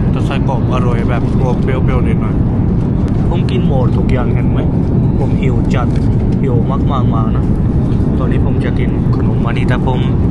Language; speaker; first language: Thai; non-native, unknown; Punjabi